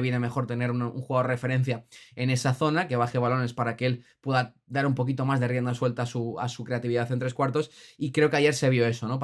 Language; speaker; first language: Spanish; native; Spanish